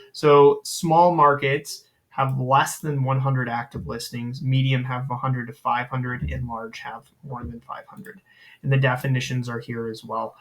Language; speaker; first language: English; native; English